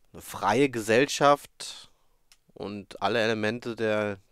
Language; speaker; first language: German; native; German